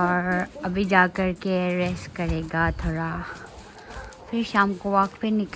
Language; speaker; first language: Hindi; non-native, local second language; Tibetan